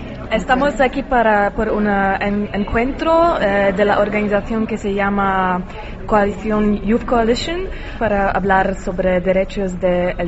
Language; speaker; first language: Spanish; non-native, learner; Polish